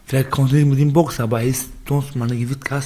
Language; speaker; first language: German; non-native, learner; Baluchi